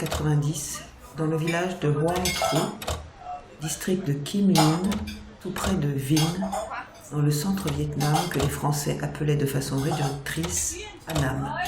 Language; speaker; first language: French; native; French